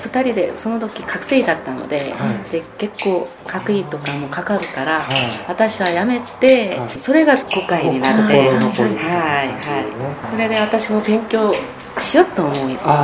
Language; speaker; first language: Japanese; non-native, fluent; Korean